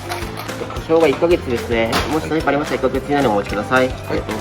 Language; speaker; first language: Japanese; native; Japanese